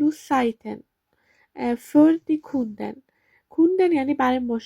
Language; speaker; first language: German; non-native, learner; Persian